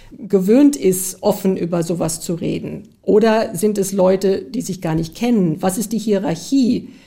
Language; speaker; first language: German; early bilingual, heritage; German